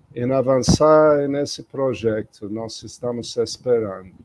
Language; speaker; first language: Portuguese; non-native, fluent; English